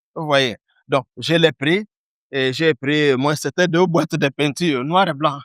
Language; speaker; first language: French; early bilingual, other home language; Igbo